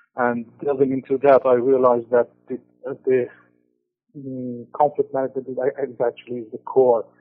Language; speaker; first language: English; non-native, fluent; Persian